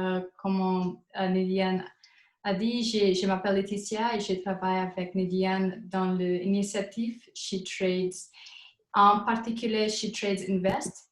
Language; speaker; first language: French; non-native, learner; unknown